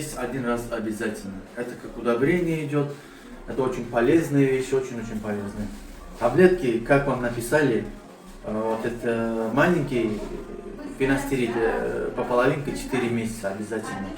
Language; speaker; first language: Russian; non-native, learner; Tajik